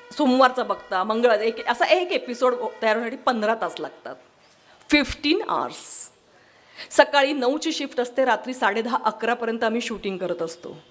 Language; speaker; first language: Marathi; non-native, local second language; Kannada